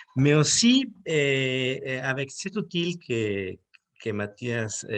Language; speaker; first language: French; non-native, learner; Spanish